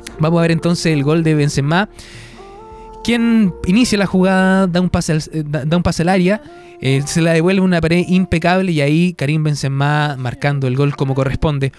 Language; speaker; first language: Spanish; native; Spanish